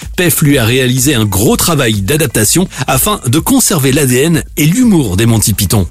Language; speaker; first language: French; native; French